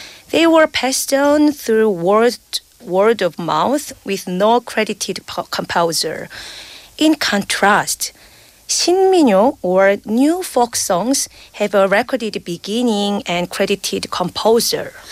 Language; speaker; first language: English; non-native, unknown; Korean